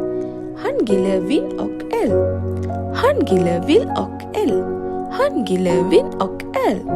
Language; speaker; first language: Swedish; non-native, learner; Sinhala